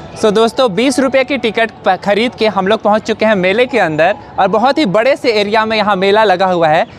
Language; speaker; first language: Hindi; native; Hindi